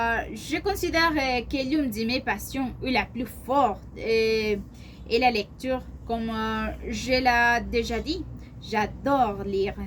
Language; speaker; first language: French; non-native, learner; Spanish